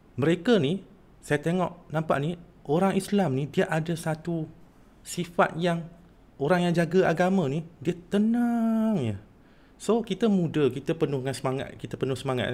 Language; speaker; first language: Malay; non-native, local second language; Chinese